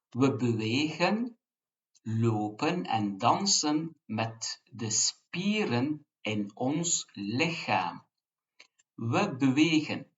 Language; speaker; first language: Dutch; non-native, fluent; Turkish